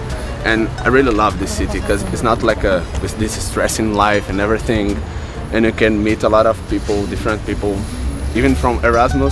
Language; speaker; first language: English; non-native, fluent; Portuguese